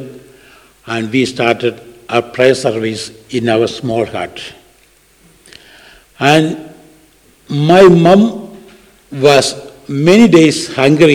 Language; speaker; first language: English; non-native, local second language; Malayalam